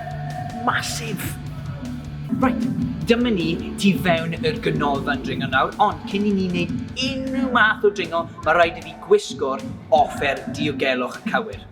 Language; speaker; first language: Welsh; non-native, local second language; English